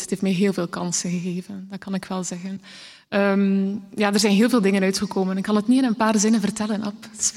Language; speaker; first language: Dutch; native; Dutch